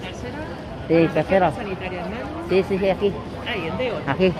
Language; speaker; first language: Spanish; non-native, learner; Filipino